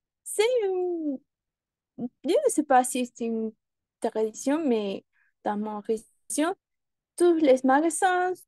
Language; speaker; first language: French; non-native, learner; Spanish